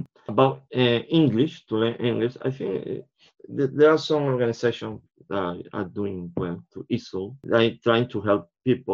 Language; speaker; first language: English; non-native, fluent; Spanish